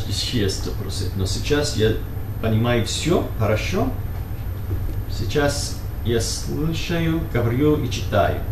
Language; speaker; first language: Russian; non-native, learner; English